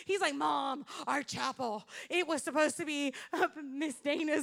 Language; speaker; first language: English; non-native, fluent; Spanish